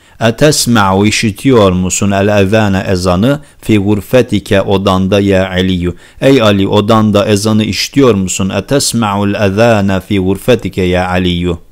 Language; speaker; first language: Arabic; non-native, fluent; Turkish